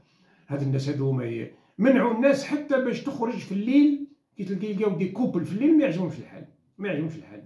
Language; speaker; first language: Arabic; native; Arabic